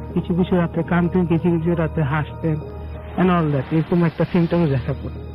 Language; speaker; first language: Bangla; early bilingual, heritage; Bangla